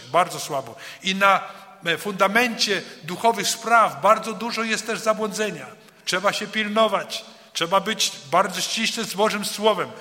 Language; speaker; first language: Polish; early bilingual, heritage; Polish